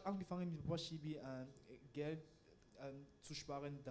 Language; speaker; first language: German; non-native, learner; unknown